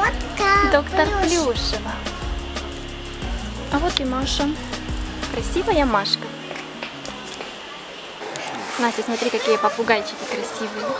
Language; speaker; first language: Russian; native; Russian